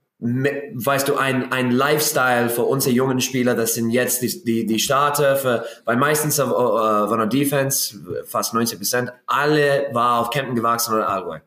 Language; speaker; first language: German; non-native, learner; English